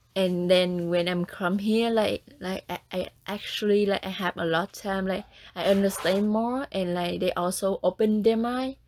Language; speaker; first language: English; non-native, learner; Vietnamese